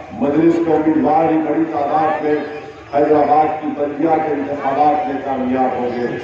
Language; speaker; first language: Urdu; native; Urdu